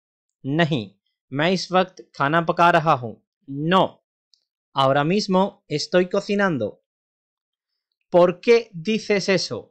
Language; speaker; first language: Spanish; non-native, fluent; Urdu